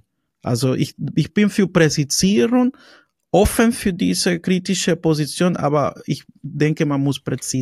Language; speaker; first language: German; non-native, fluent; Spanish